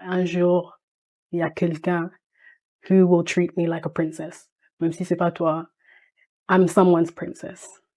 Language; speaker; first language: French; early bilingual, heritage; French